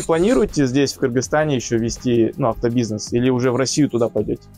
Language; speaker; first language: Russian; native; Russian